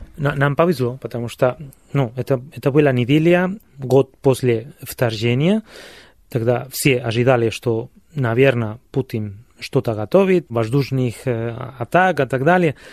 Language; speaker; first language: Russian; non-native, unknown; Spanish